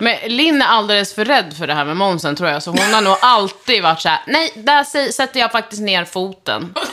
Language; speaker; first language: Swedish; early bilingual, other home language; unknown